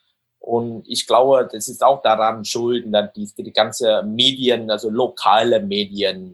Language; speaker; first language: German; non-native, fluent; Vietnamese